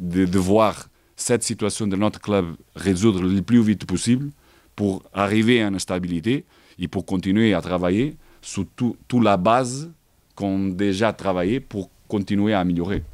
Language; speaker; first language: French; non-native, learner; Portuguese